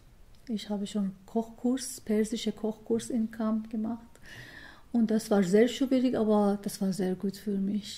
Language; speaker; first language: German; non-native, learner; Persian